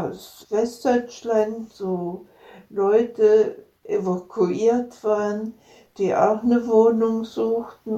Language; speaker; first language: German; native; German